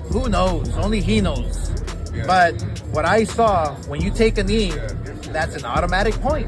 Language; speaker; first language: English; native; English